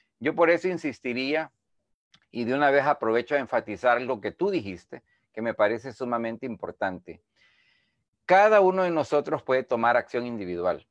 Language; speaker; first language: Spanish; native; Spanish